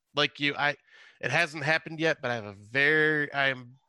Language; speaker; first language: English; native; English